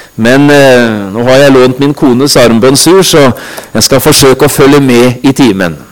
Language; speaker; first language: Norwegian; native; Norwegian